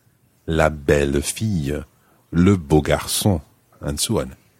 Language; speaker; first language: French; non-native, fluent; English